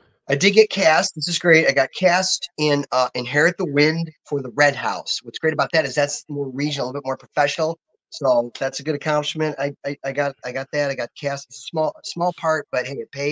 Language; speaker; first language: English; native; English